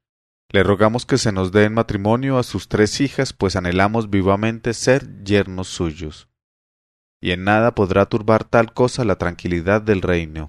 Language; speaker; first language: Spanish; native; Spanish